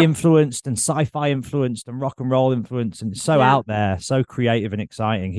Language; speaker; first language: English; native; English